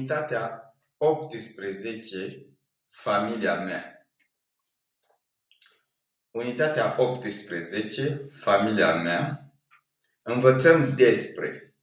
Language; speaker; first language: Romanian; non-native, fluent; French